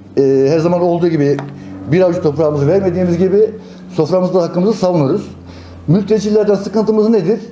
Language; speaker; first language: Turkish; native; Turkish